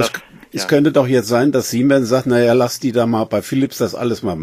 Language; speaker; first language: German; native; German